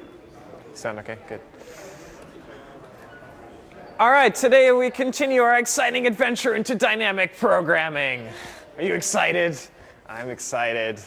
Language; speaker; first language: English; native; English